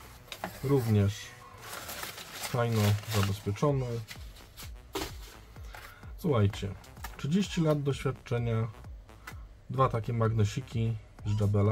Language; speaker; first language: Polish; native; Polish